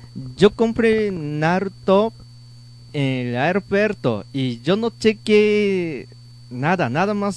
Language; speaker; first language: Spanish; non-native, learner; Japanese